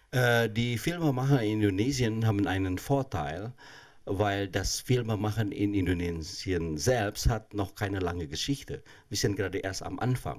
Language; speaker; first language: German; non-native, fluent; Indonesian